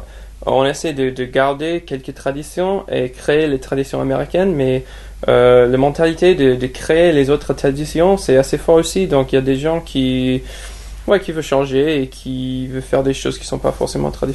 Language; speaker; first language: French; non-native, fluent; English